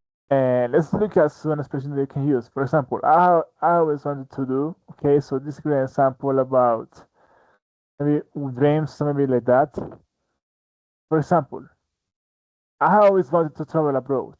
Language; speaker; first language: English; non-native, fluent; Spanish